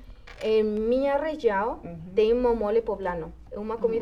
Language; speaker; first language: Portuguese; non-native, fluent; Spanish